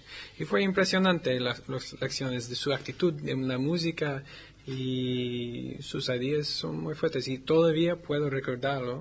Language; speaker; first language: Spanish; non-native, learner; English